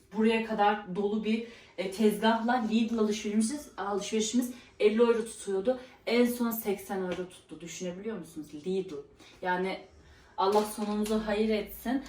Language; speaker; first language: Turkish; native; Turkish